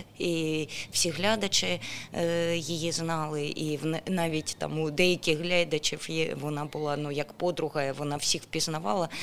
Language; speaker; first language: Ukrainian; non-native, local second language; Russian